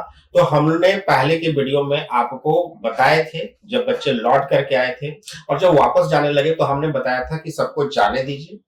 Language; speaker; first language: Hindi; native; Hindi